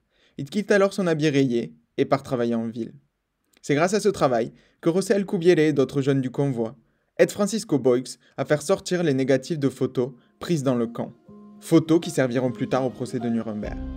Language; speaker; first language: French; native; French